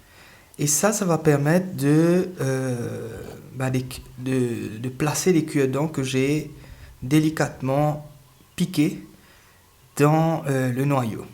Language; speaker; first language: French; native; French